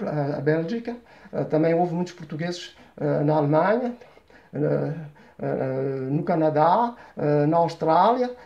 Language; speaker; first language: Portuguese; early bilingual, heritage; Portuguese